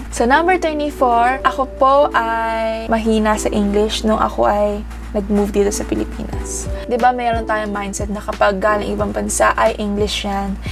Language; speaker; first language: Filipino; early bilingual, heritage; Japanese